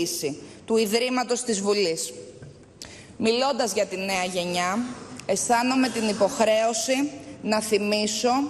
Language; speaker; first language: Greek; native; Greek